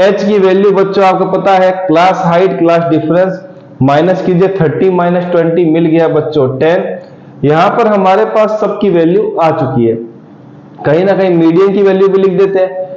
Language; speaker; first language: Hindi; native; Hindi